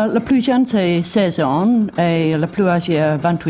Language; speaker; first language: French; non-native, fluent; English